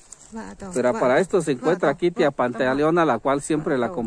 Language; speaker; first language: Spanish; native; Spanish